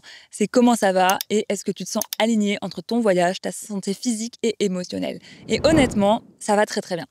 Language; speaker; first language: French; native; French